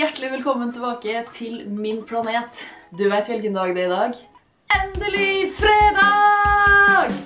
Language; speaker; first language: Norwegian; native; Norwegian